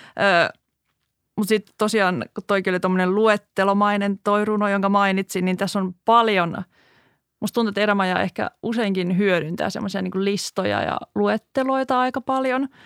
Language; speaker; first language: Finnish; native; Finnish